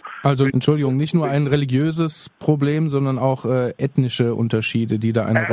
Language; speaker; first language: German; native; German